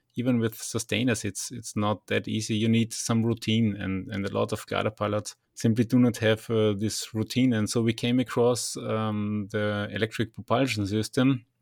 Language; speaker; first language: English; non-native, fluent; German